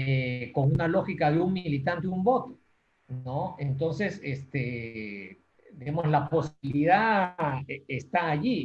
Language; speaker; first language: Spanish; native; Spanish